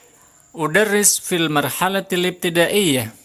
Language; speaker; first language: Arabic; non-native, fluent; Indonesian